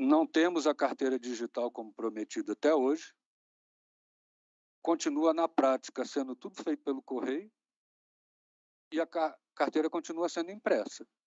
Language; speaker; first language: Portuguese; native; Portuguese